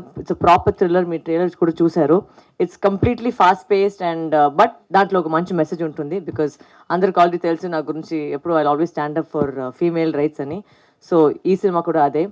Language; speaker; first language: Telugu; non-native, local second language; Tamil